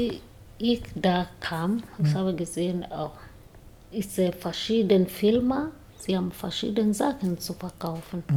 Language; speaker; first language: German; non-native, learner; Swahili